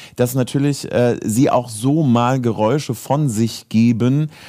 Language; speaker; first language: German; early bilingual, heritage; Croatian